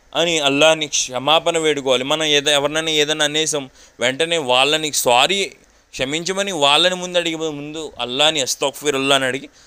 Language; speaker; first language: Telugu; non-native, local second language; Urdu